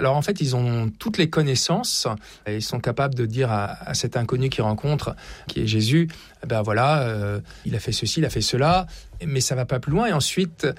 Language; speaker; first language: French; native; French